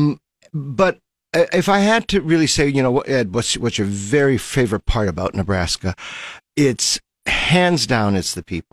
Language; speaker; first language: English; native; English